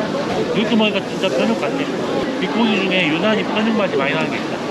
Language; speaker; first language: Korean; native; Korean